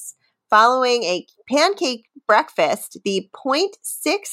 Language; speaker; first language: English; native; English